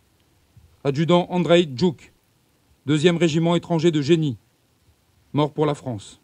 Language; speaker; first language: French; native; French